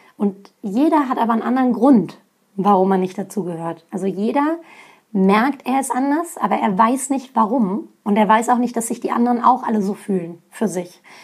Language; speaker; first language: German; native; German